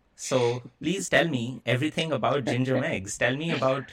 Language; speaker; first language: English; non-native, local second language; Bangla